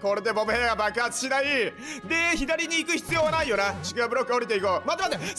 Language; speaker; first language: Japanese; native; Japanese